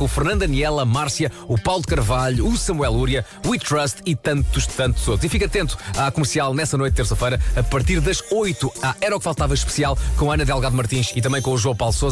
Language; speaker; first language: Portuguese; native; Portuguese